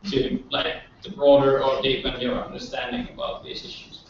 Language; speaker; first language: English; non-native, fluent; Finnish